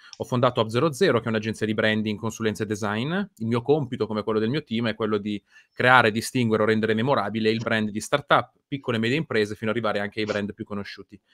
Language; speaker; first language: Italian; native; Italian